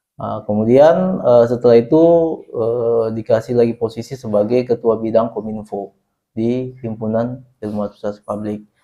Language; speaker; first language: Indonesian; native; Indonesian